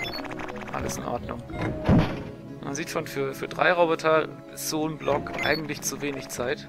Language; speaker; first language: German; native; German